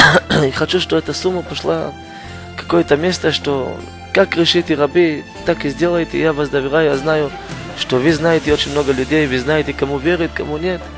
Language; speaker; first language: Russian; non-native, learner; Hebrew